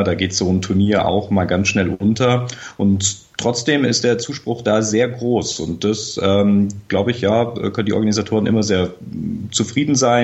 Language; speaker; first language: German; native; German